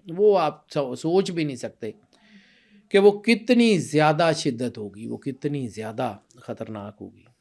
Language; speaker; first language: Urdu; non-native, local second language; Punjabi